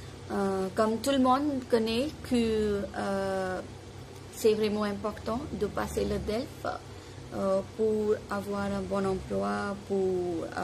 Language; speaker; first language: French; non-native, fluent; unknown